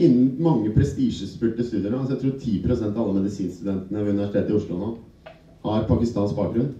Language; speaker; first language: Norwegian; native; Norwegian